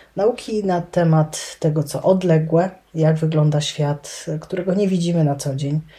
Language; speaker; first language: Polish; native; Polish